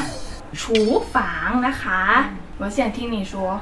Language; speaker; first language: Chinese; non-native, learner; Thai